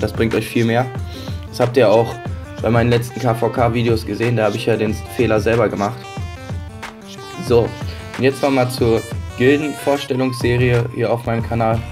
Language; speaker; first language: German; native; German